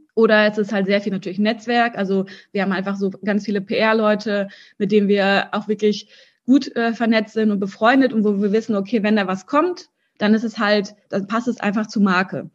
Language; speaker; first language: German; early bilingual, other home language; Russian